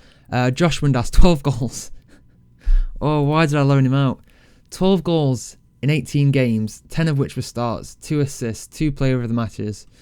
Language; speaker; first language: English; native; English